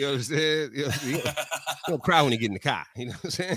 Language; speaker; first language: English; native; English